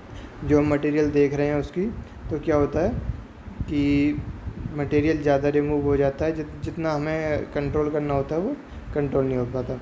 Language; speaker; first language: Hindi; native; Hindi